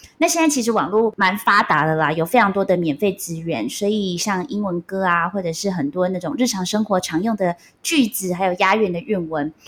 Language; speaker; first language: Chinese; non-native, local second language; Min Nan Chinese